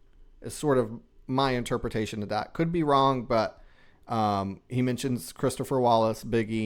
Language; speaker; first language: English; native; English